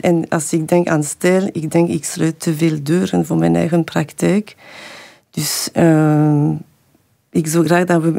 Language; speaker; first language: Dutch; non-native, fluent; French